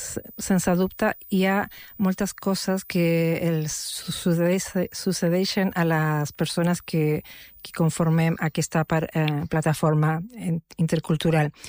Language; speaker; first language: Catalan; non-native, local second language; Spanish